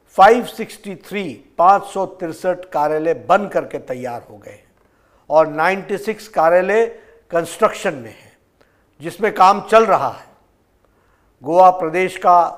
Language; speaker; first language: Hindi; native; Hindi